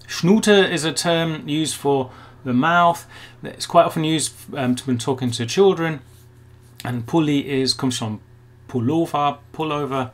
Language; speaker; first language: English; native; English